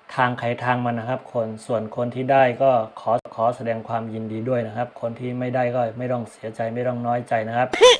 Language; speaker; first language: Thai; non-native, local second language; Shan